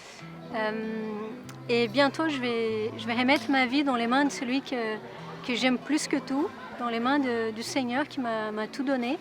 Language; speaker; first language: French; non-native, fluent; Portuguese